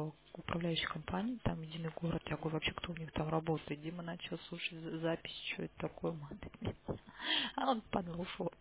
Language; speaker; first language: Russian; native; Russian